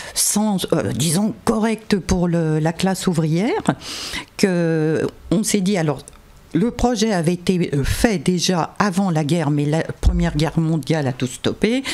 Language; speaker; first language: French; native; French